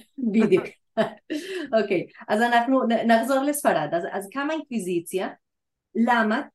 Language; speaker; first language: Hebrew; non-native, fluent; Spanish